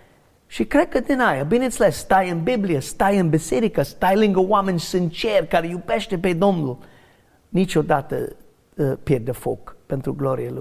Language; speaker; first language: Romanian; non-native, learner; English